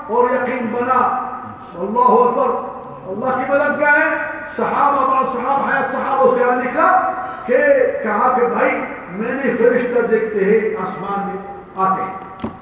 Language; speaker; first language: Urdu; non-native, learner; Arabic